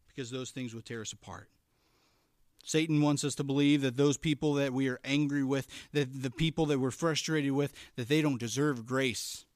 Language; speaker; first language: English; native; English